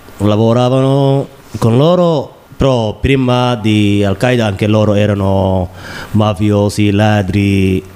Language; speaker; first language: Italian; non-native, learner; Somali